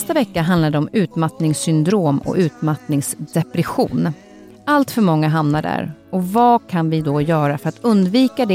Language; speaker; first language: Swedish; native; Swedish